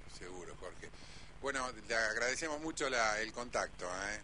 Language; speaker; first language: Spanish; native; Spanish